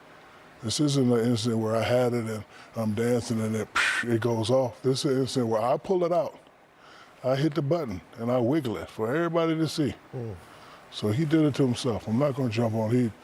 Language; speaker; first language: English; native; English